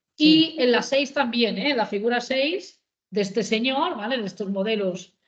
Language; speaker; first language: Spanish; native; Spanish